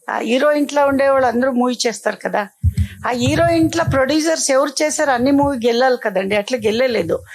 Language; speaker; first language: Telugu; non-native, local second language; Kannada